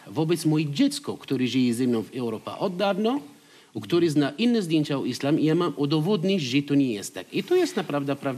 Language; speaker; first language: Polish; non-native, learner; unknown